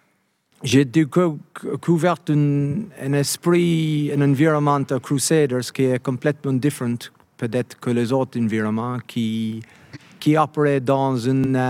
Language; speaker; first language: French; non-native, fluent; English